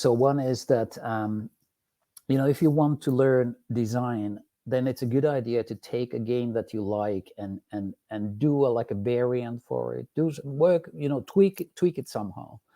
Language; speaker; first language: English; non-native, fluent; Finnish